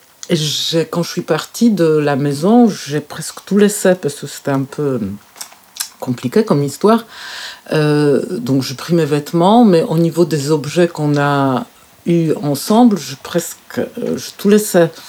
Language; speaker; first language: French; non-native, fluent; Polish